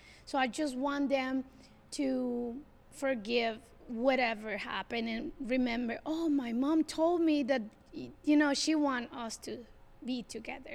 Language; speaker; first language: English; non-native, fluent; Spanish